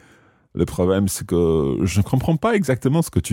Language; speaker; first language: French; non-native, fluent; English